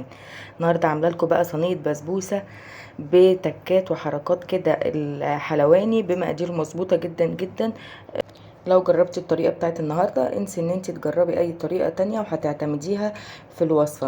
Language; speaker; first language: Arabic; native; Arabic